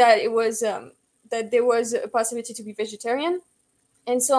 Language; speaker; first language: English; non-native, fluent; French